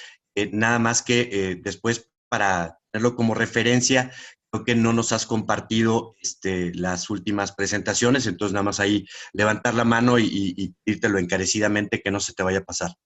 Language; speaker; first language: Spanish; native; Spanish